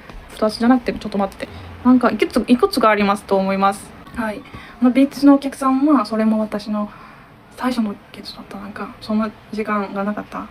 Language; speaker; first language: Japanese; non-native, learner; Turkish